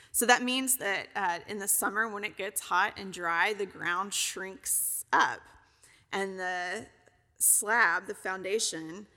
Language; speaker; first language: English; native; English